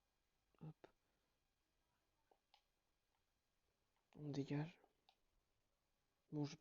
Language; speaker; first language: French; native; French